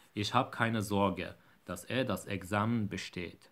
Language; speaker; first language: German; non-native, fluent; Persian